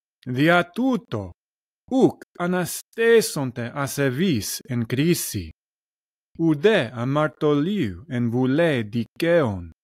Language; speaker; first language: Greek; non-native, learner; English